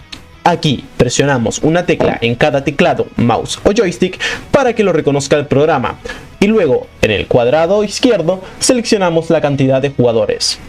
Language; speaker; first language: Spanish; native; Spanish